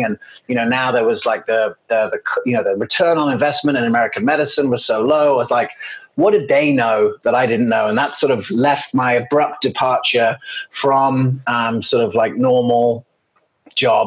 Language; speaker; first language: English; native; English